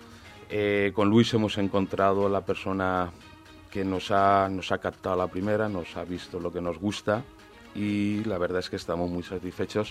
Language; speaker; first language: Spanish; native; Spanish